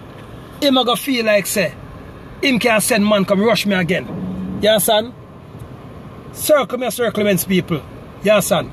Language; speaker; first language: English; native; English